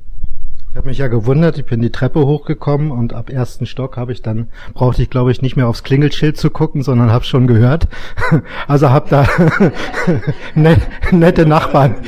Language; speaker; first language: German; native; German